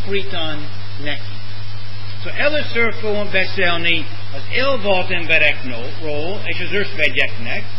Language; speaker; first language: Hungarian; non-native, fluent; English